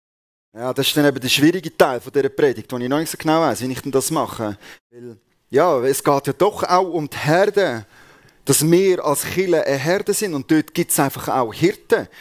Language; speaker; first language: German; native; German